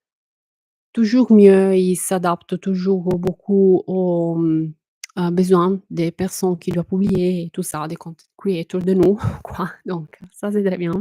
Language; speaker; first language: French; non-native, fluent; Italian